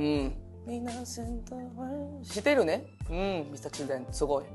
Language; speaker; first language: Japanese; non-native, learner; Spanish